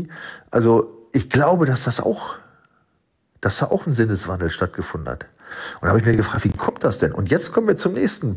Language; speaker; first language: German; native; German